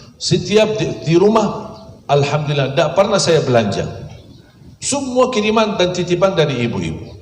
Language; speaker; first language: Indonesian; non-native, fluent; Arabic